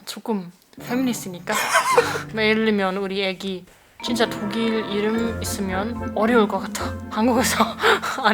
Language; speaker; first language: Korean; non-native, fluent; German